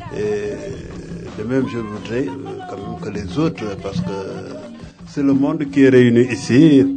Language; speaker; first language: French; non-native, local second language; Wolof